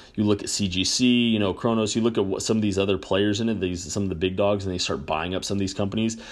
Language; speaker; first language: English; native; English